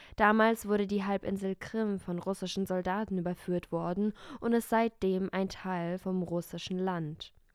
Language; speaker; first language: German; early bilingual, other home language; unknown